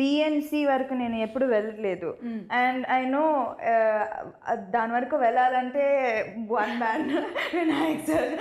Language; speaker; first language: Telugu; non-native, fluent; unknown